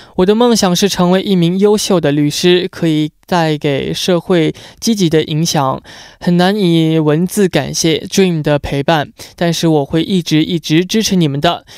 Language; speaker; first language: Chinese; native; Chinese